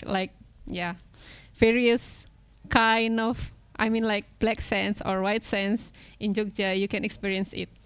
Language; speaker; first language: English; non-native, local second language; Indonesian